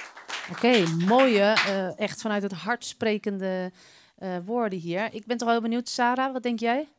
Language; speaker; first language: Dutch; native; Dutch